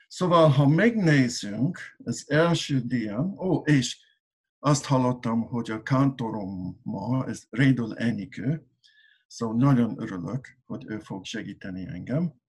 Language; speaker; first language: Hungarian; non-native, learner; English